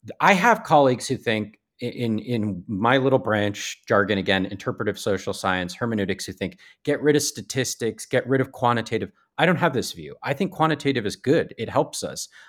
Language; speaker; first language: English; native; English